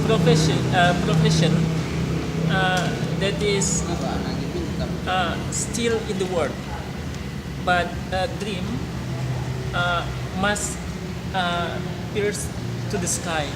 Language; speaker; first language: English; non-native, learner; Indonesian